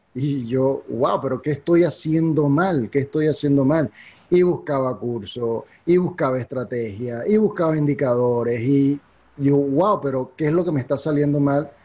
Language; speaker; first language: Spanish; native; Spanish